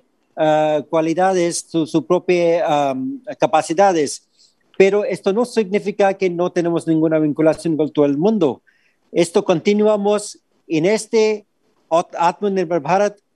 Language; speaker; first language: Spanish; non-native, fluent; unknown